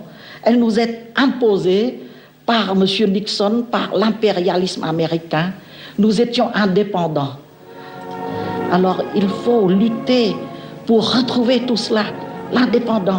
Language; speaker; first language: French; non-native, local second language; Khmer